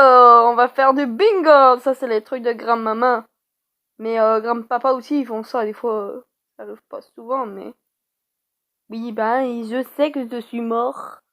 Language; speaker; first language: French; native; French